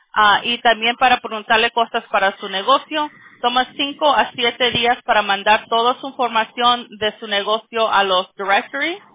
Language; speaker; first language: Spanish; early bilingual, other home language; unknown